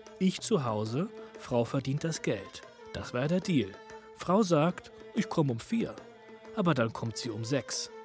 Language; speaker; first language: German; native; German